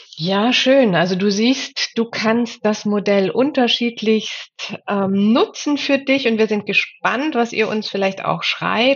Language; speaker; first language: German; native; German